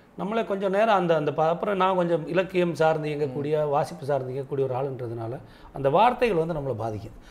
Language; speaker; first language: Tamil; non-native, local second language; Malayalam